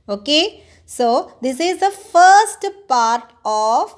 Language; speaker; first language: English; non-native, local second language; Malayalam